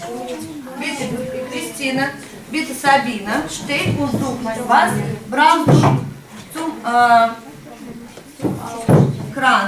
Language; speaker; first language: German; non-native, fluent; Russian